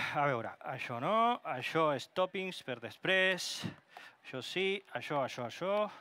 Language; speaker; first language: Catalan; non-native, local second language; Spanish